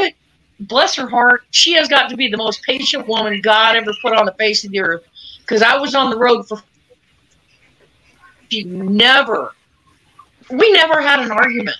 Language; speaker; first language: English; native; English